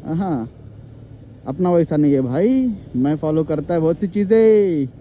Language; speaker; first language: Hindi; non-native, local second language; Marathi